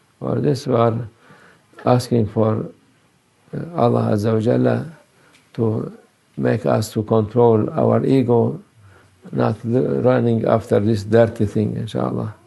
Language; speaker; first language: English; non-native, learner; Turkish